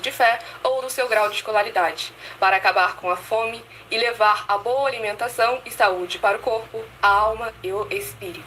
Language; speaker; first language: Portuguese; native; Portuguese